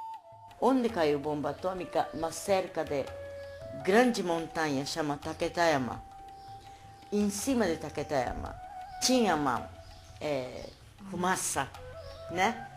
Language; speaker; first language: Portuguese; non-native, learner; Japanese